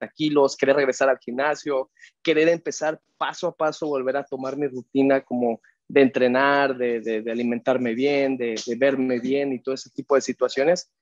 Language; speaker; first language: Spanish; native; Spanish